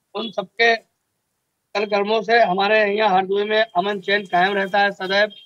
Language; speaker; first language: Hindi; native; Hindi